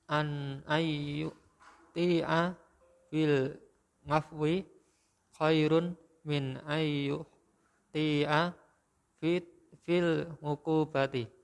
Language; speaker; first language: Arabic; non-native, learner; Indonesian